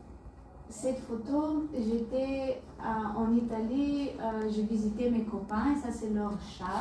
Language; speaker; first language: French; non-native, learner; Bulgarian